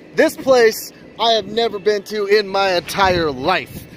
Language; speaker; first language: English; native; English